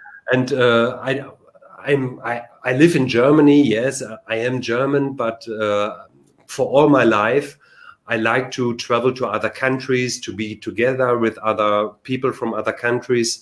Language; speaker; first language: English; non-native, learner; German